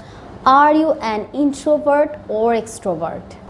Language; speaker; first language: English; non-native, local second language; Bangla